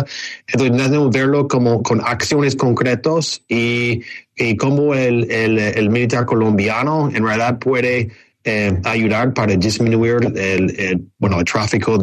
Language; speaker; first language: Spanish; non-native, fluent; English